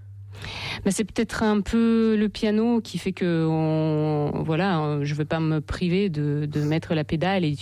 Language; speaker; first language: French; non-native, fluent; Russian